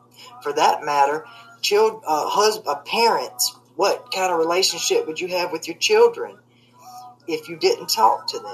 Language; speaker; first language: English; native; English